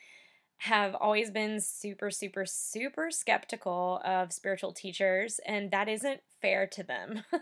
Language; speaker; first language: English; native; English